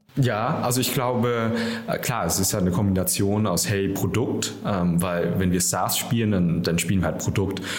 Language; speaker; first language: German; early bilingual, other home language; Vietnamese